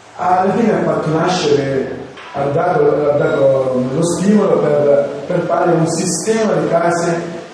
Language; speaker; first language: Italian; native; Italian